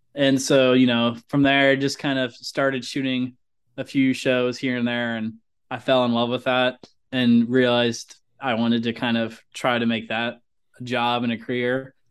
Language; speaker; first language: English; native; English